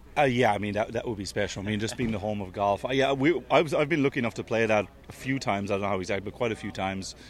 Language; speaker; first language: English; native; English